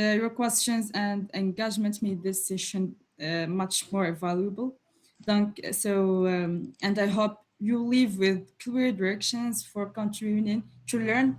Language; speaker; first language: English; non-native, learner; French